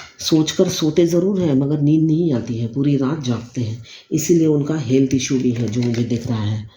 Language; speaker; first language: Hindi; native; Hindi